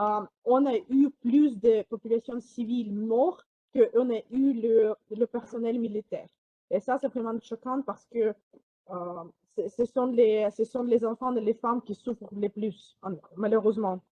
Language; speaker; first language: French; non-native, fluent; Ukrainian